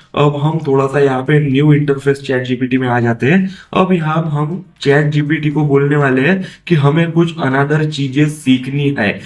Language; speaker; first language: Hindi; non-native, local second language; Marathi